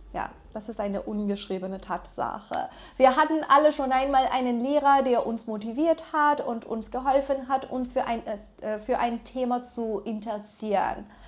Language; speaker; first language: German; non-native, fluent; Persian